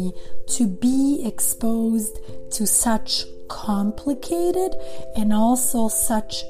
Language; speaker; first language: English; non-native, fluent; Serbian